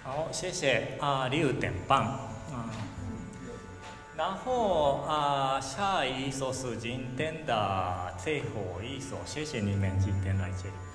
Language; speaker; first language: Chinese; non-native, learner; Japanese